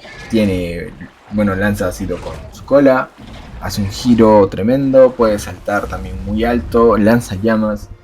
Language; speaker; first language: Spanish; native; Spanish